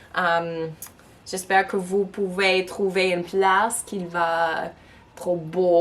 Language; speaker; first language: French; non-native, local second language; English